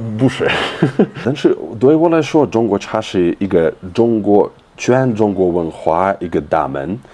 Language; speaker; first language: Chinese; non-native, fluent; Russian